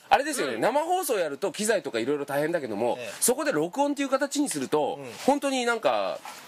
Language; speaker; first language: Japanese; native; Japanese